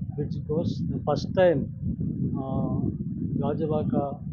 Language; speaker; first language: English; non-native, local second language; Telugu